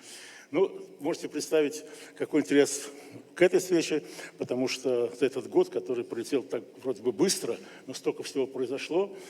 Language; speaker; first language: Russian; native; Russian